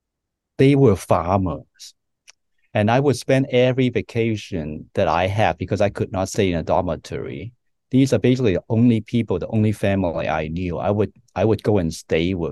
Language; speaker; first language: English; non-native, local second language; Cantonese